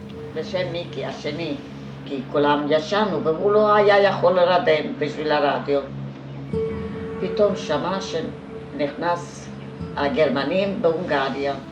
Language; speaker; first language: Hebrew; non-native, fluent; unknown